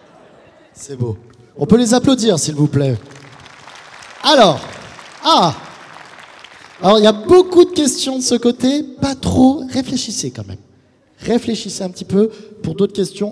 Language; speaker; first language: French; native; French